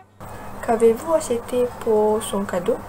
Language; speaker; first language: French; non-native, learner; Malay